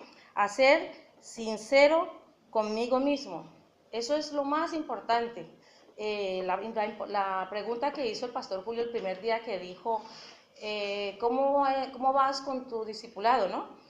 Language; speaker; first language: Spanish; native; Spanish